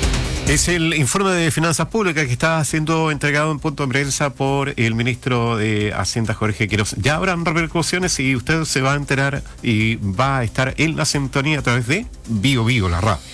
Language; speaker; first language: Spanish; native; Spanish